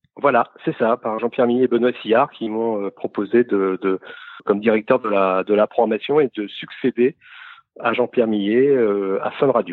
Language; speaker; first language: French; native; French